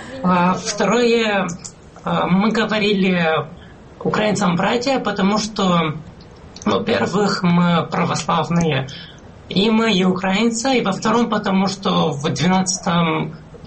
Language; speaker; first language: Russian; non-native, fluent; Romanian